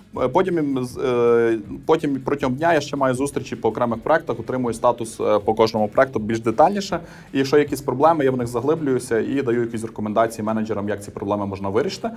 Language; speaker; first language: Ukrainian; native; Ukrainian